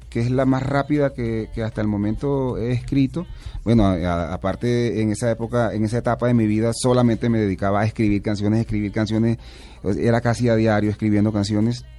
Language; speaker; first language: Spanish; native; Spanish